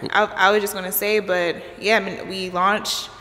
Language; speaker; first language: English; native; English